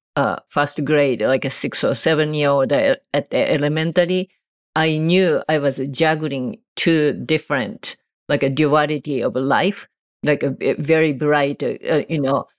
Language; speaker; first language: English; non-native, learner; Japanese